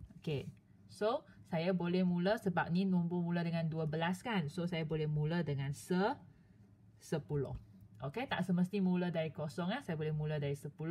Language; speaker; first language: Malay; non-native, local second language; Chinese